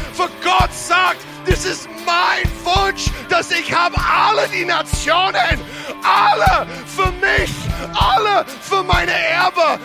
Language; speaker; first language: German; non-native, fluent; English